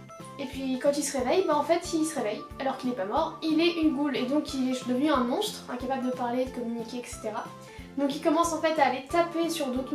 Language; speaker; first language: French; native; French